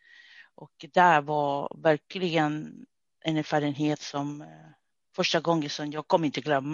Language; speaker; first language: Swedish; non-native, fluent; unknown